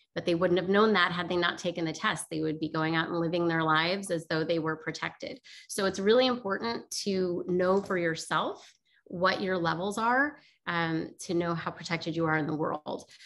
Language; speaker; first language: English; native; English